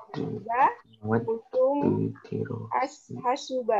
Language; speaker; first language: Arabic; non-native, learner; Indonesian